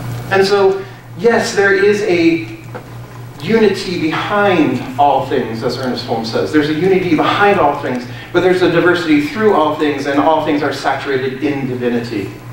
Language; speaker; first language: English; native; English